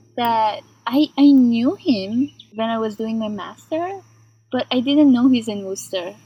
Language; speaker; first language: English; non-native, fluent; Persian